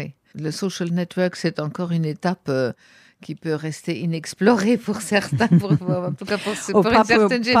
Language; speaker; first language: French; native; French